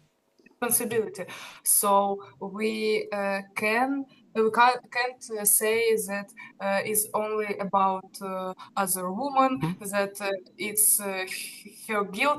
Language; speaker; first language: English; non-native, learner; Russian